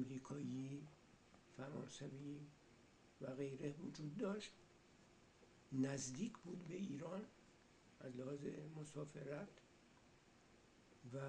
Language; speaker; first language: Persian; early bilingual, heritage; Persian